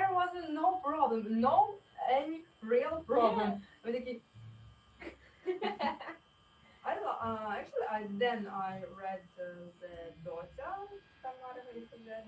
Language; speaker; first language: English; non-native, learner; Ukrainian